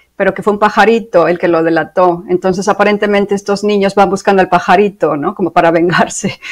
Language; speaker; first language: Spanish; native; Spanish